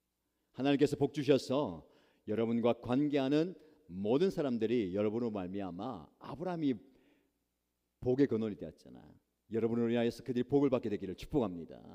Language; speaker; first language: Korean; native; Korean